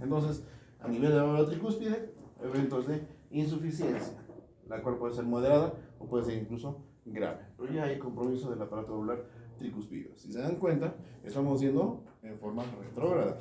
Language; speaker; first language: Spanish; native; Spanish